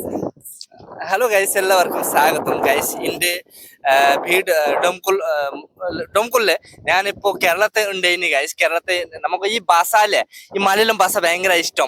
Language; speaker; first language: Malayalam; non-native, local second language; Bangla